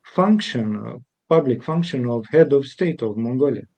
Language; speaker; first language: English; non-native, fluent; Romanian